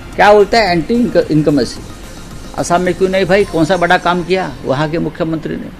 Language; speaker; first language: Hindi; non-native, local second language; Marathi